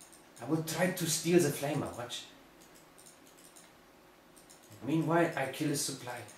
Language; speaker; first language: English; non-native, learner; German